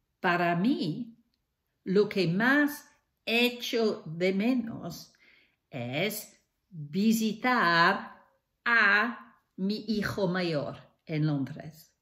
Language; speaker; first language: Spanish; non-native, fluent; English